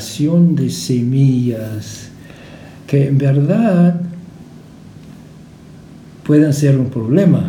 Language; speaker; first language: Spanish; non-native, fluent; English